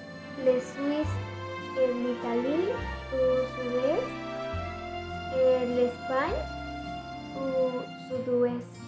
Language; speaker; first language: French; non-native, learner; Spanish